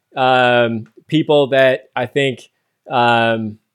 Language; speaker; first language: English; native; English